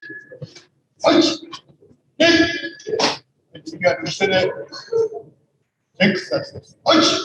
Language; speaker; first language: Japanese; native; Japanese